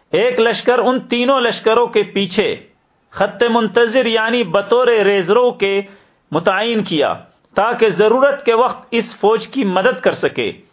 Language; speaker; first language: Urdu; native; Urdu